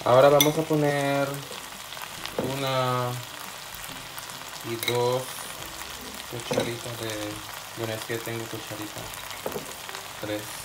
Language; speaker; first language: Spanish; non-native, fluent; Filipino